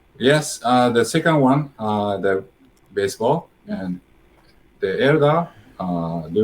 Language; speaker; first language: English; non-native, learner; Japanese